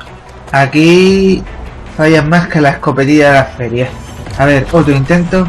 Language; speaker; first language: Spanish; native; Spanish